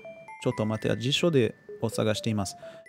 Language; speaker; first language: Japanese; non-native, learner; French